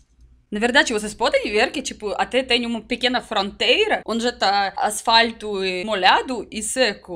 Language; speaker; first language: Portuguese; non-native, learner; Russian